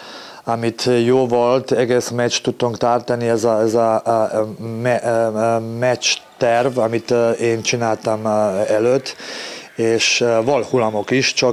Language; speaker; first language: Hungarian; non-native, learner; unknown